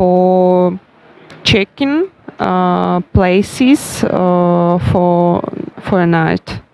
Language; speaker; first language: English; non-native, learner; Russian